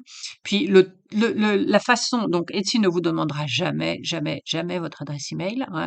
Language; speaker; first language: French; native; French